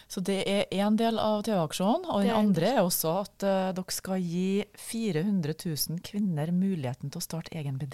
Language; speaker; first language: Norwegian; native; Norwegian